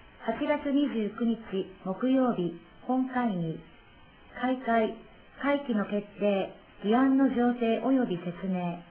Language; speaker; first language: Japanese; native; Japanese